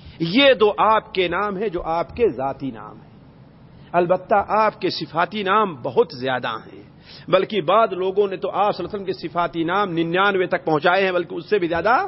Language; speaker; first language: Urdu; native; Urdu